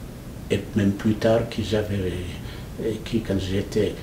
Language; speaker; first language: French; non-native, fluent; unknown